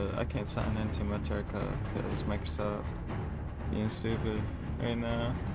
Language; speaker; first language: English; native; English